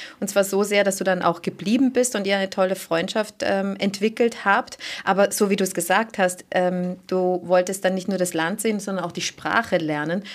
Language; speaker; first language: German; native; German